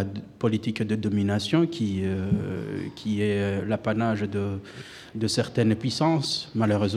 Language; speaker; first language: French; non-native, local second language; Rundi